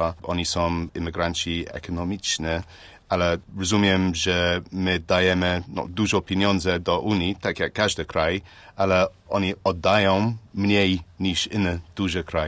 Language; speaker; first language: Polish; non-native, learner; English